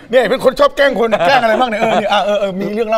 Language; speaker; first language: Thai; native; Thai